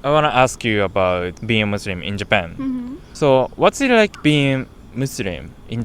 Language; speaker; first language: English; non-native, fluent; Japanese